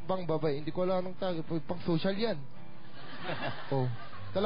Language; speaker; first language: Filipino; non-native, learner; Korean